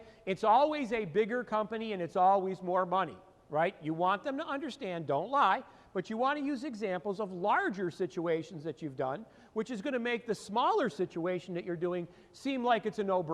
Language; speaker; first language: English; native; English